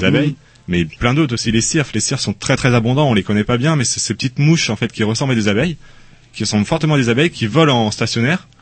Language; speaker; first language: French; native; French